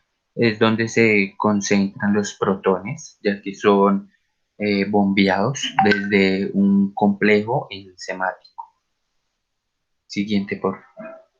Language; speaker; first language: Spanish; native; Spanish